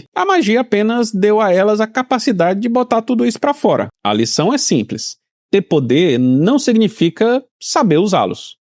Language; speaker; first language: Portuguese; native; Portuguese